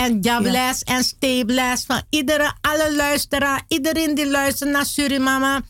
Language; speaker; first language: Dutch; non-native, learner; Spanish